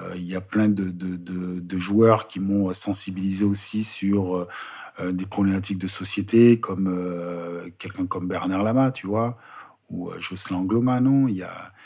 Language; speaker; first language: French; native; French